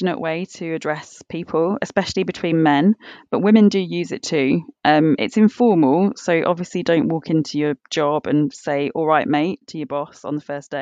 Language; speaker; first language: English; native; English